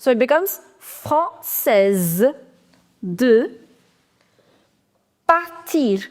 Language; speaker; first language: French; non-native, fluent; Hindi